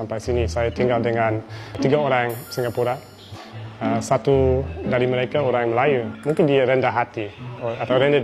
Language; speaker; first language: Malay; non-native, fluent; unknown